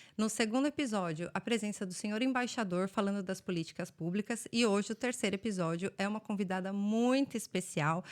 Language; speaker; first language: Portuguese; native; Portuguese